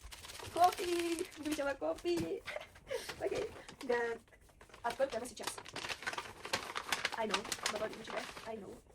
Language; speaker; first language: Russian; non-native, local second language; Uzbek